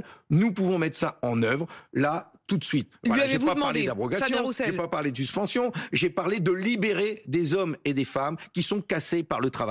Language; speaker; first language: French; native; French